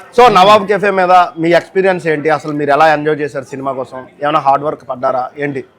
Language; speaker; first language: Telugu; native; Telugu